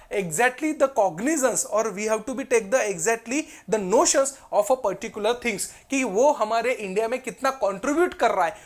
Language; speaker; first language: Hindi; non-native, local second language; Marathi